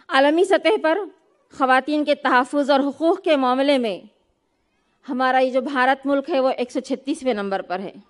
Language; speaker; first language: Urdu; native; Urdu